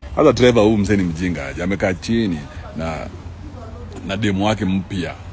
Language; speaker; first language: Swahili; native; Swahili